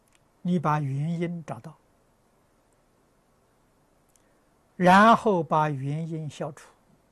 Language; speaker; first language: Chinese; native; Chinese